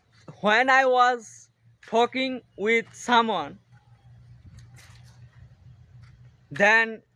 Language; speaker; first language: English; non-native, learner; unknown